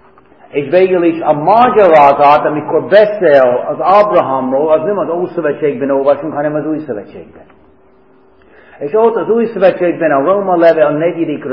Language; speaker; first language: Hungarian; non-native, fluent; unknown